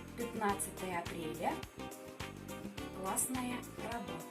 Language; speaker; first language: Russian; non-native, local second language; Bashkir